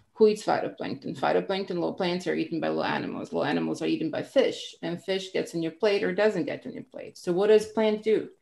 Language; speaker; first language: English; non-native, fluent; Croatian